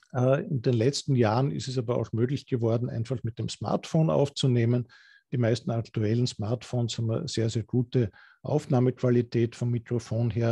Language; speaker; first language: German; native; German